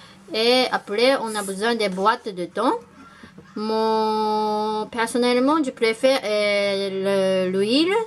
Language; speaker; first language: French; non-native, learner; Japanese